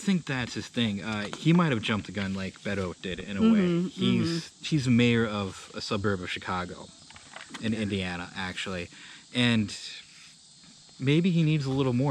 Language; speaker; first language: English; native; English